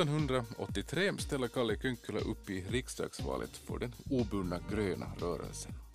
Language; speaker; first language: Swedish; native; Swedish